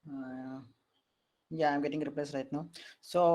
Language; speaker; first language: English; non-native, local second language; Malayalam